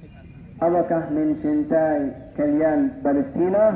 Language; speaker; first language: Indonesian; non-native, learner; Arabic